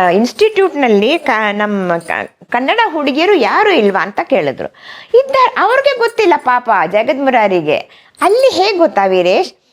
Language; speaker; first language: Kannada; non-native, local second language; Malayalam